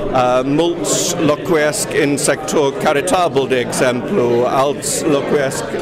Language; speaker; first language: Romanian; non-native, fluent; English